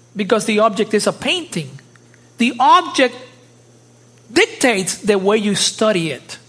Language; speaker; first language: English; early bilingual, other home language; Spanish